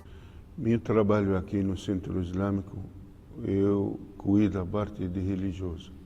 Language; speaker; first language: Portuguese; non-native, learner; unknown